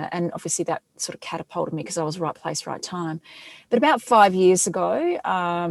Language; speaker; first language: English; native; English